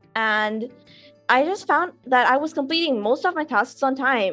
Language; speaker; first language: English; non-native, local second language; Urdu